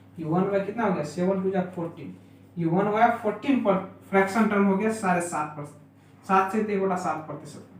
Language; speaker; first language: Hindi; native; Hindi